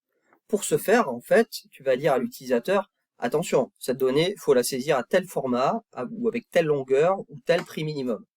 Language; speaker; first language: French; native; French